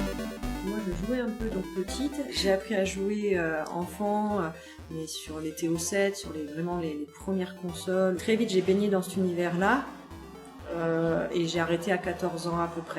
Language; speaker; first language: French; native; French